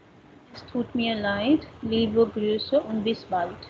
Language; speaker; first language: German; non-native, fluent; Hindi